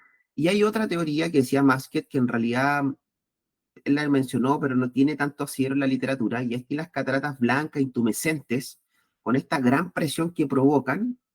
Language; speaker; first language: Spanish; native; Spanish